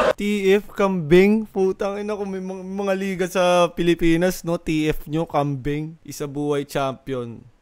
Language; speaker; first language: Filipino; native; Filipino